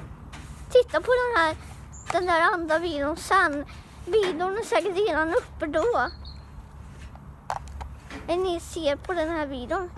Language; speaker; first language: Swedish; non-native, learner; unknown